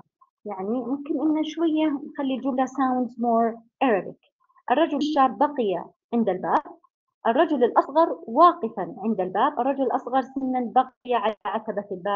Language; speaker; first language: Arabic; native; Arabic